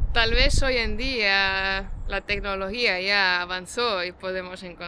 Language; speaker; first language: Spanish; non-native, fluent; Estonian